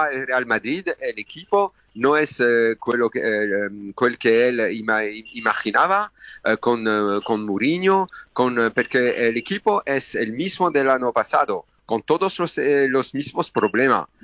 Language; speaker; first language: Spanish; non-native, learner; French